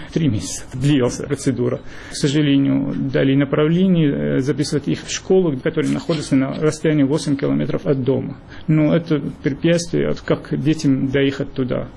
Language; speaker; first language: Russian; non-native, fluent; Arabic